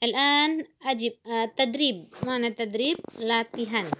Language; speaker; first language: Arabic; non-native, fluent; Indonesian